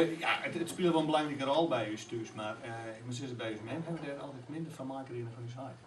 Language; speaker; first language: Dutch; non-native, local second language; Western Frisian